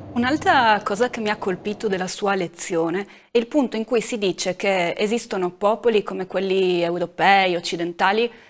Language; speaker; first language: Italian; native; Italian